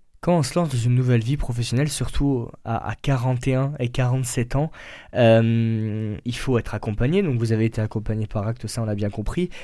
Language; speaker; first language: French; native; French